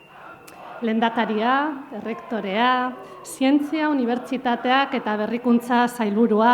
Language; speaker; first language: Basque; native; Basque